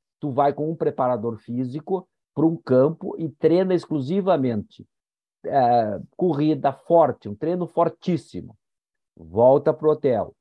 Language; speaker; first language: Portuguese; native; Portuguese